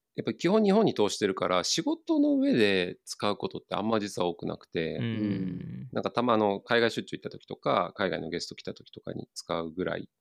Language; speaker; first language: Japanese; early bilingual, other home language; Turkish